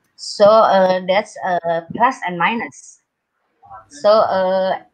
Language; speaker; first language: English; non-native, learner; Indonesian